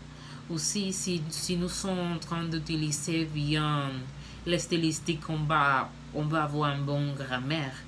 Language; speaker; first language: French; non-native, learner; Spanish